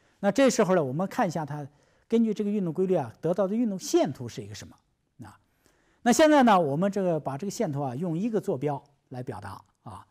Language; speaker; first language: Chinese; native; Chinese